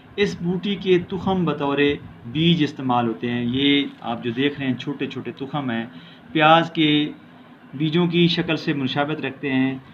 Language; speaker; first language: Urdu; non-native, local second language; Punjabi